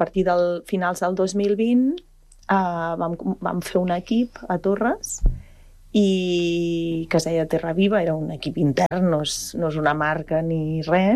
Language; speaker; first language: Catalan; native; Catalan